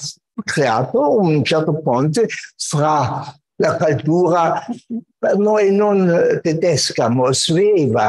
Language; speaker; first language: Italian; non-native, fluent; German